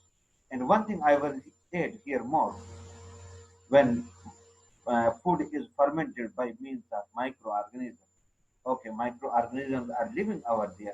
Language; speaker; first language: English; non-native, local second language; Urdu